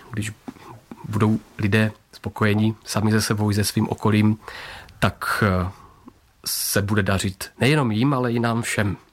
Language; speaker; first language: Czech; native; Czech